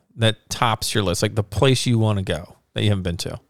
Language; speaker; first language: English; native; English